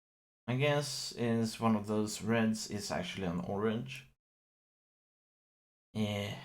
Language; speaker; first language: English; non-native, fluent; Chinese